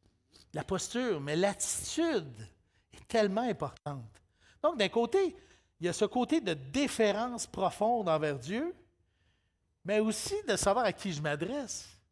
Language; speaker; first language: French; native; French